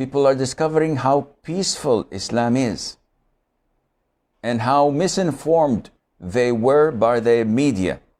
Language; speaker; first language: English; non-native, fluent; Arabic